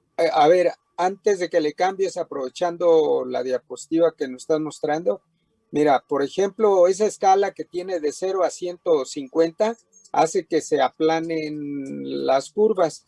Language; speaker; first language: Spanish; native; Spanish